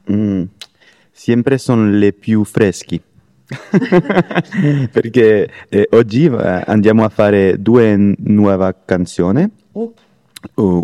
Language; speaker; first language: Italian; non-native, learner; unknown